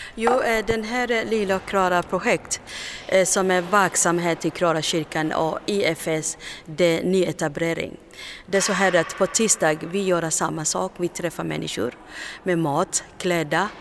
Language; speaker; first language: Swedish; non-native, fluent; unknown